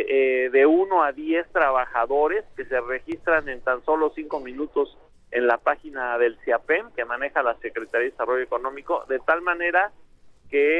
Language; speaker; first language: Spanish; native; Spanish